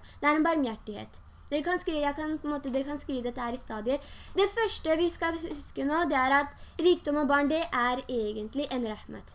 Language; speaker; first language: Norwegian; early bilingual, other home language; Urdu